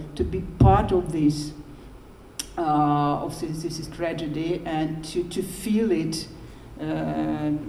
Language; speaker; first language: English; non-native, learner; Russian